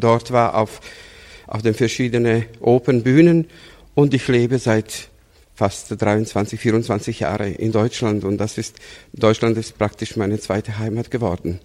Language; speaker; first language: German; non-native, fluent; Serbian